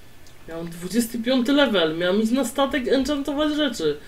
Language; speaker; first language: Polish; native; Polish